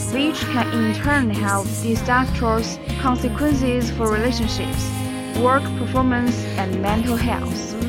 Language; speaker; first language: English; non-native, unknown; Chinese